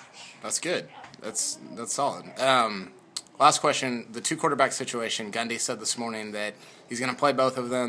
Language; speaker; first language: English; native; English